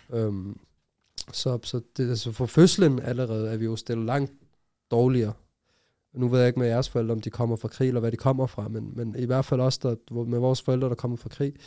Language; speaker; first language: Danish; early bilingual, other home language; Arabic